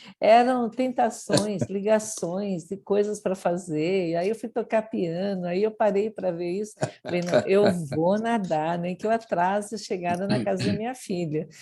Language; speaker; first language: Portuguese; early bilingual, other home language; Japanese